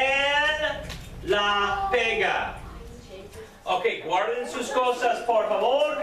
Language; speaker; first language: Spanish; non-native, fluent; English